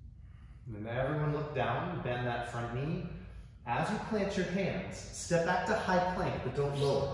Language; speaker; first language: English; native; English